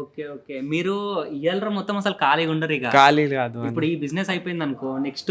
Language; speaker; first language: Telugu; native; Telugu